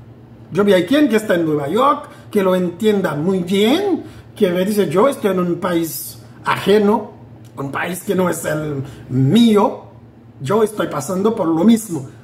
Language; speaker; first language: Spanish; non-native, fluent; Haitian Creole